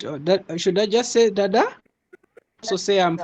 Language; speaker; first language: English; non-native, fluent; Nyanja